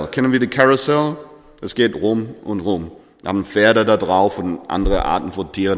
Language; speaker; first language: German; non-native, fluent; English